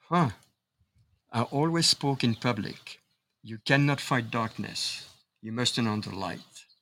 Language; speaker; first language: English; non-native, fluent; French